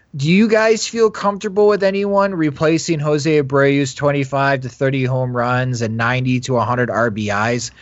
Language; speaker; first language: English; native; English